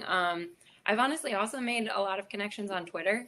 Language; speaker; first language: English; native; English